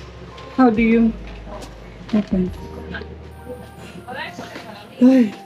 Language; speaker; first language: English; non-native, local second language; Filipino